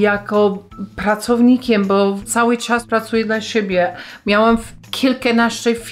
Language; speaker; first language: Polish; non-native, fluent; English